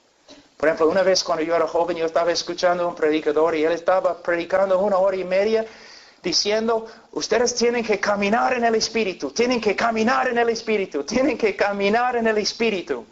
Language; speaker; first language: Spanish; non-native, fluent; English